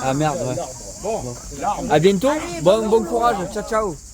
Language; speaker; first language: French; native; French